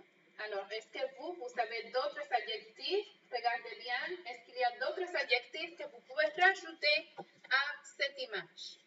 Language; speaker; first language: French; non-native, fluent; Spanish